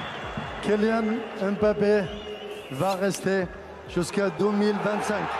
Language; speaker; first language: French; non-native, learner; Arabic